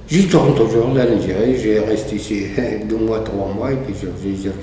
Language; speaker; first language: French; non-native, fluent; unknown